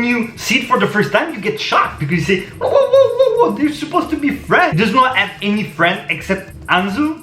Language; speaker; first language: English; non-native, fluent; French